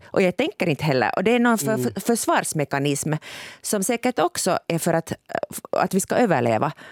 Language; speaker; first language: Swedish; native; Swedish